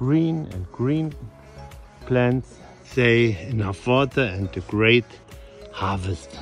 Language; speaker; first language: English; non-native, learner; German